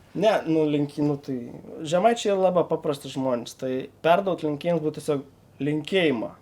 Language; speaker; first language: Lithuanian; native; Lithuanian